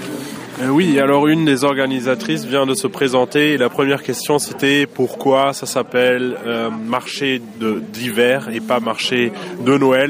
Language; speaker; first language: French; non-native, fluent; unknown